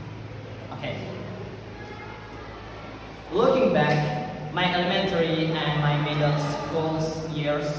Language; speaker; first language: English; non-native, learner; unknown